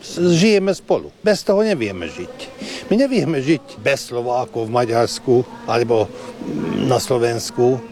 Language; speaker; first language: Slovak; non-native, local second language; Hungarian